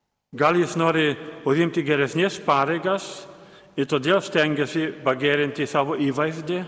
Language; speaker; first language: Lithuanian; native; Lithuanian